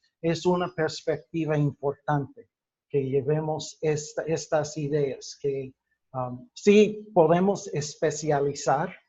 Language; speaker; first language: Spanish; non-native, fluent; English